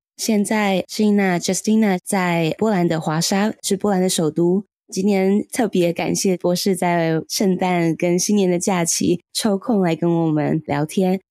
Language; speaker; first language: Chinese; native; Chinese